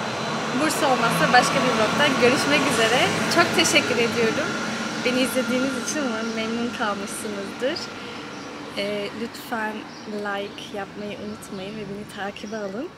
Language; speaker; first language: Turkish; early bilingual, heritage; Turkish